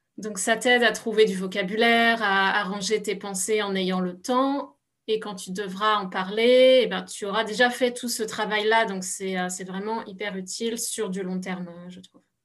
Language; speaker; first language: French; native; French